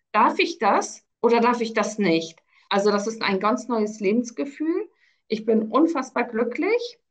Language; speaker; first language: German; early bilingual, other home language; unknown